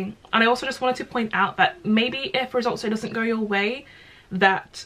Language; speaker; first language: English; native; English